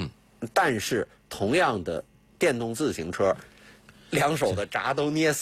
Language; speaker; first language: Chinese; native; Chinese